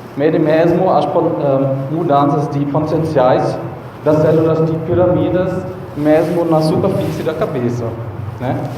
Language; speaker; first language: Portuguese; non-native, fluent; German